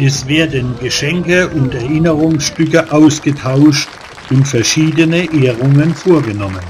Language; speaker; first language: German; native; German